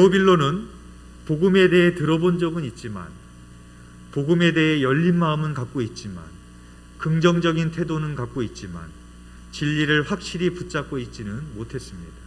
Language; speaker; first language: Korean; native; Korean